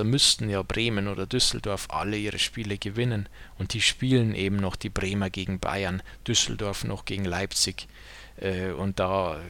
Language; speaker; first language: German; native; German